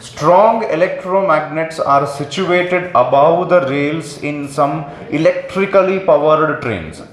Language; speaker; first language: English; non-native, local second language; Kannada